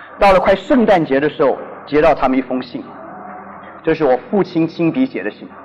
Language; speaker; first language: Chinese; non-native, local second language; Cantonese